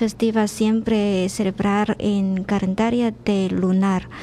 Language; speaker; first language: Spanish; non-native, learner; Chinese